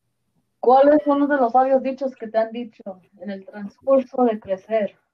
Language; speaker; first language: Spanish; early bilingual, heritage; Spanish